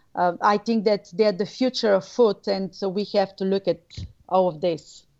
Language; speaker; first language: English; non-native, fluent; Bulgarian